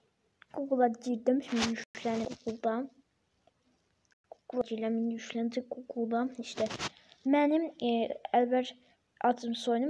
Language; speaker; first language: Turkish; non-native, learner; Azerbaijani